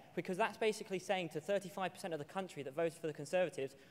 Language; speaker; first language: English; native; English